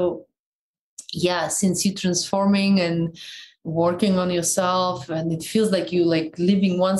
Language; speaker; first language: English; non-native, fluent; Russian